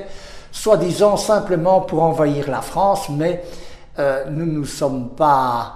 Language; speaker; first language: French; native; French